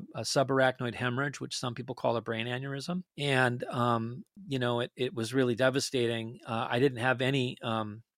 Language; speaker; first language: English; native; English